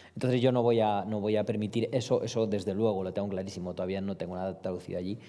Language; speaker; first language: Spanish; early bilingual, other home language; Romanian